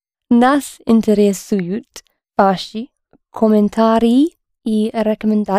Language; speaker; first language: Russian; non-native, learner; English